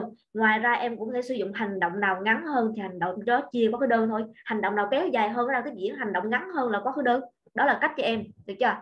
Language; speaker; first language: Vietnamese; native; Vietnamese